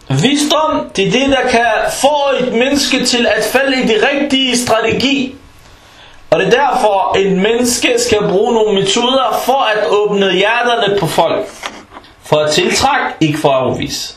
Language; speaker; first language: Danish; early bilingual, other home language; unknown